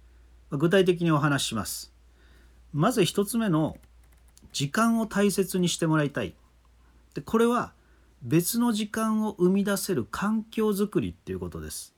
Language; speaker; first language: Japanese; native; Japanese